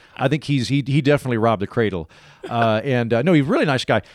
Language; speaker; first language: English; native; English